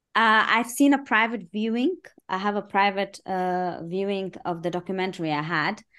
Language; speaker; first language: English; early bilingual, other home language; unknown